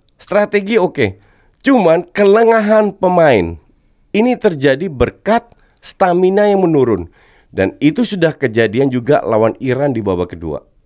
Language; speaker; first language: Indonesian; non-native, fluent; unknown